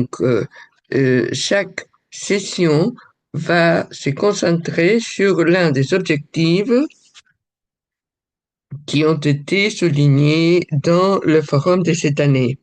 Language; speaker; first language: French; non-native, fluent; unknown